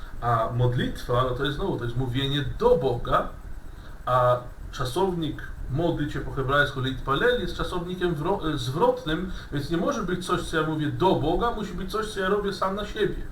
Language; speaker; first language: Polish; non-native, fluent; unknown